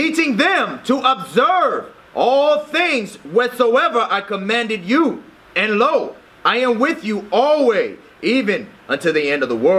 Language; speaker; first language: English; native; English